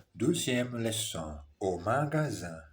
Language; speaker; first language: French; non-native, learner; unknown